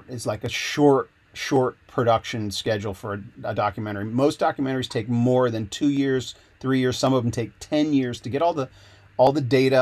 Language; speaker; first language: English; native; English